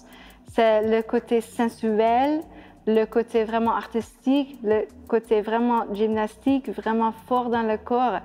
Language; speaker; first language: French; non-native, fluent; Dutch